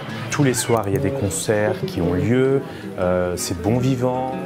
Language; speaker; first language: French; non-native, fluent; Portuguese